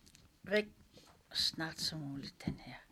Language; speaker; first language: Danish; non-native, local second language; Kalaallisut